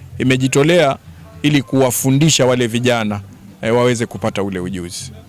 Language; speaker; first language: Swahili; native; Swahili